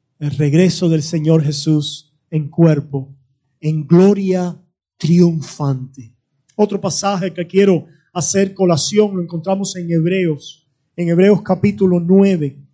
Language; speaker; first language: Spanish; native; Spanish